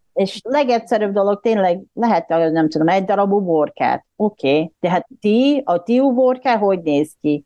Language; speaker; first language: Hungarian; non-native, fluent; Japanese